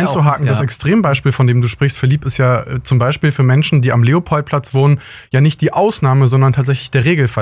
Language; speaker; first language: German; native; German